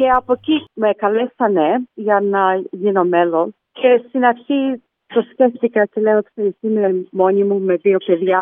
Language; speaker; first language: Greek; early bilingual, heritage; Greek